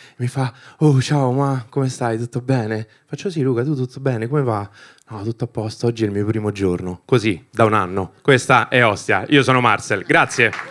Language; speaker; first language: Italian; early bilingual, other home language; Albanian